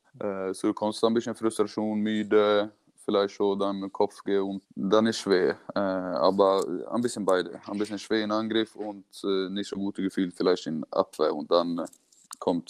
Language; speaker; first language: German; non-native, learner; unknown